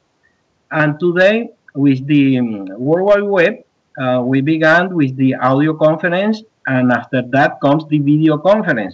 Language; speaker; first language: English; early bilingual, other home language; Spanish